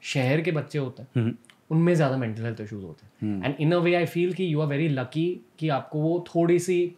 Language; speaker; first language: Hindi; native; Hindi